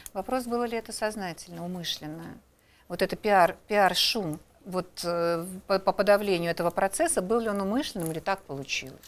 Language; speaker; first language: Russian; native; Russian